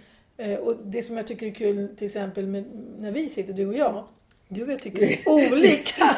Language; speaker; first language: Swedish; native; Swedish